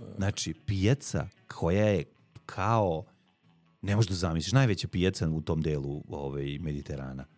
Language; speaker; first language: Serbian; native; Serbian